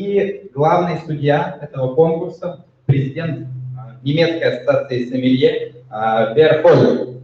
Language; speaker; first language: Russian; native; Russian